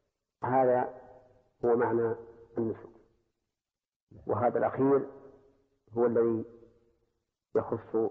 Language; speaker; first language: Arabic; native; Arabic